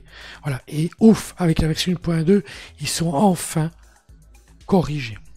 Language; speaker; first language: French; native; French